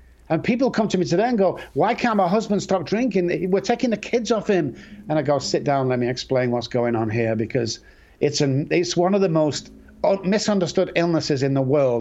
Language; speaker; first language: English; native; English